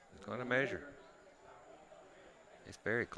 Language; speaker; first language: English; native; English